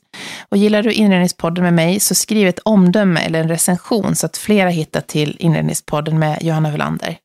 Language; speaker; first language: Swedish; native; Swedish